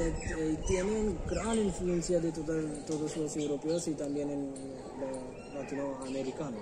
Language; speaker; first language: Spanish; non-native, learner; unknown